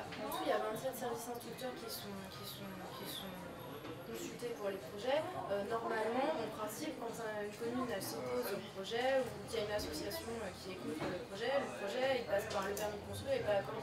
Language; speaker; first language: French; native; French